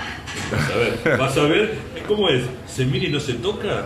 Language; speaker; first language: Spanish; native; Spanish